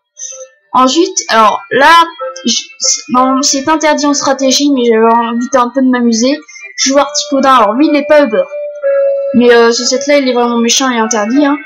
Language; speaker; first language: French; native; French